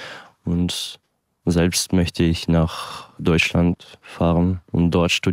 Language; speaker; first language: German; non-native, learner; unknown